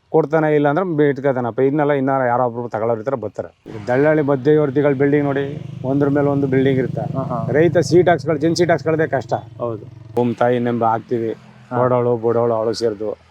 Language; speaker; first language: Kannada; native; Kannada